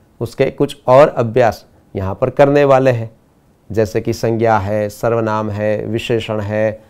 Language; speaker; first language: Hindi; non-native, local second language; Gujarati